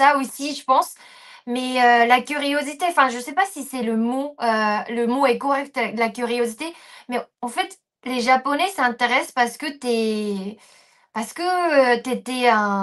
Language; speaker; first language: French; non-native, fluent; Japanese